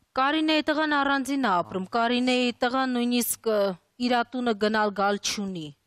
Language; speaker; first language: Armenian; early bilingual, other home language; Russian